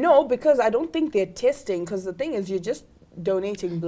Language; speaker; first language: English; native; English